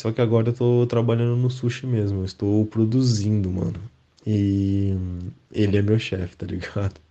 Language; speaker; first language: Portuguese; native; Portuguese